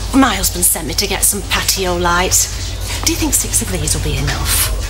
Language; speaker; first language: English; native; English